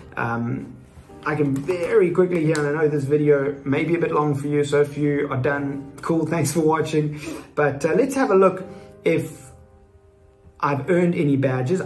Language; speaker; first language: English; native; English